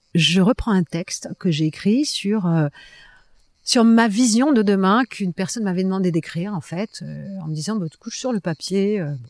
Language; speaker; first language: French; native; French